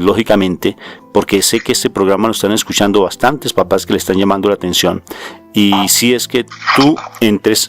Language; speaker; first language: Spanish; native; Spanish